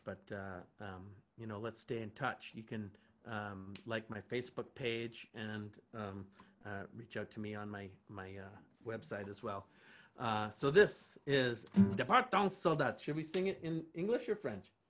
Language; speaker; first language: English; native; English